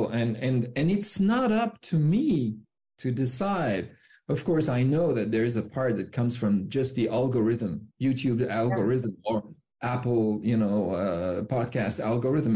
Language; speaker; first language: English; non-native, fluent; French